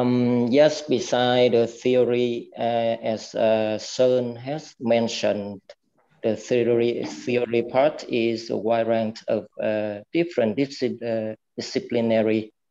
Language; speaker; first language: English; non-native, fluent; Vietnamese